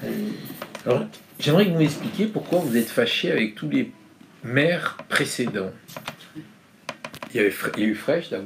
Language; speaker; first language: French; native; French